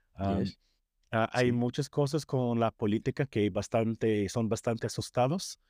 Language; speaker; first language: Spanish; non-native, fluent; English